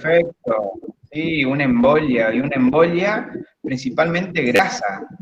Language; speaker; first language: Spanish; native; Spanish